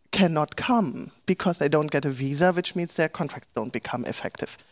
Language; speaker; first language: English; non-native, fluent; German